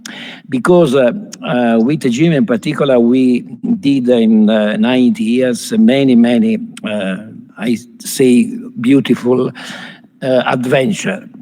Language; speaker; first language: English; non-native, fluent; Italian